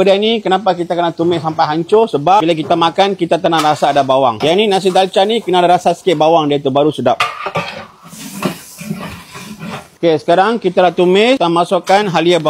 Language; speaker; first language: Malay; native; Malay